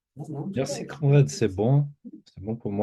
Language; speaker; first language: French; non-native, learner; English